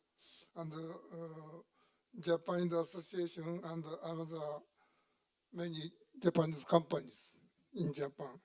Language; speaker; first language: English; non-native, learner; Japanese